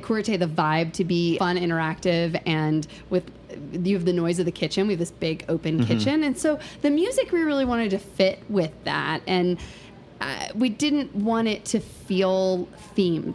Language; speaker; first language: English; native; English